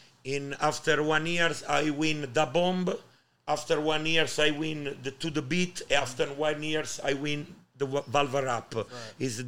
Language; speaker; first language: English; non-native, learner; Italian